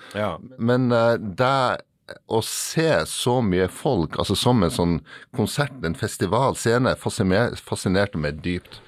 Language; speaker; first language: Norwegian; native; Norwegian